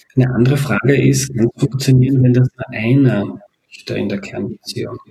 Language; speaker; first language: German; native; German